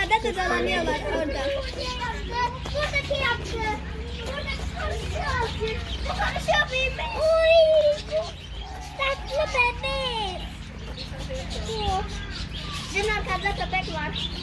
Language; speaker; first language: Turkish; early bilingual, heritage; Turkish